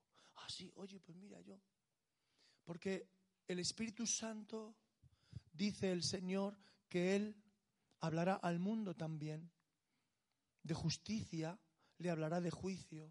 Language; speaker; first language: Spanish; native; Spanish